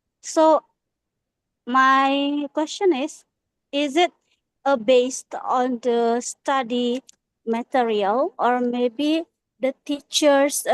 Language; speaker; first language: English; non-native, fluent; Indonesian